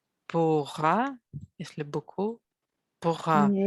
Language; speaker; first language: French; non-native, learner; Russian